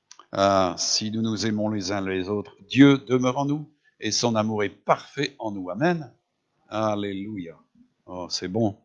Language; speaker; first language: French; native; French